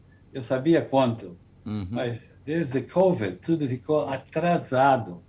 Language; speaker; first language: Portuguese; non-native, fluent; English